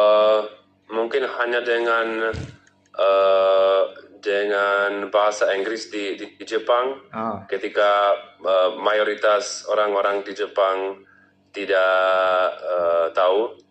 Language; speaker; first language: Indonesian; non-native, learner; Czech